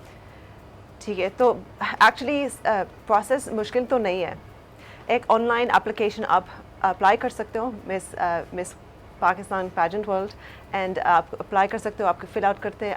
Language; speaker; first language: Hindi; early bilingual, heritage; Hindi